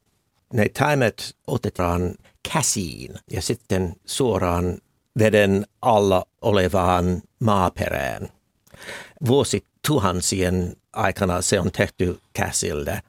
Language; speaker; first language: Finnish; non-native, fluent; English